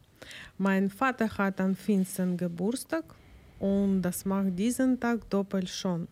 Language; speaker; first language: German; non-native, learner; Ukrainian